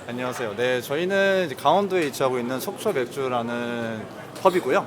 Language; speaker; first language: Korean; native; Korean